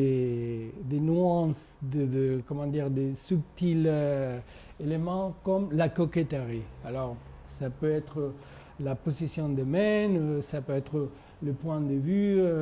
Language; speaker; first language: French; non-native, fluent; Spanish